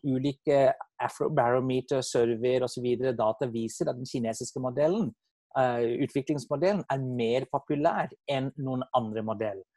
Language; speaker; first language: Norwegian; non-native, fluent; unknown